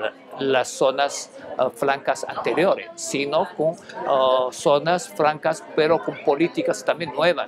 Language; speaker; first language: Spanish; non-native, fluent; Chinese